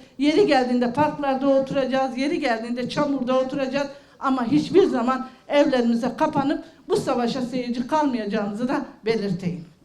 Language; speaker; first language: Turkish; non-native, local second language; Kurdish